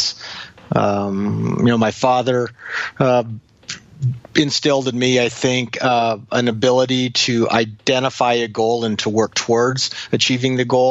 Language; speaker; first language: English; native; English